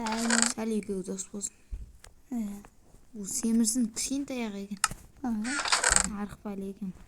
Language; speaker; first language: Kazakh; native; Kazakh